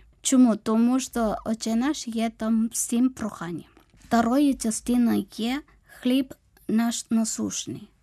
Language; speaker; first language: Ukrainian; non-native, learner; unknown